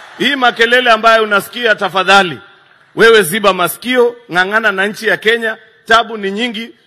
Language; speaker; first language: Swahili; non-native, local second language; Kalenjin